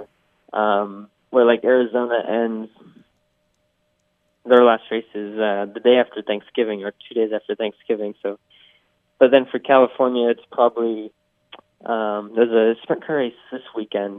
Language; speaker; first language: English; native; English